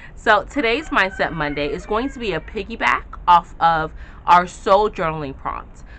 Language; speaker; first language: English; native; English